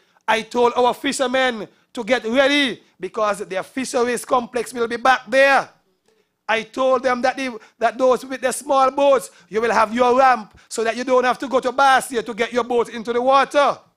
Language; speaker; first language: English; native; English